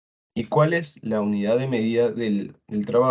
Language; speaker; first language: Spanish; native; Spanish